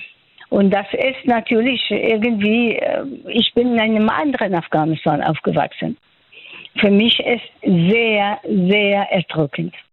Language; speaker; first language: German; non-native, fluent; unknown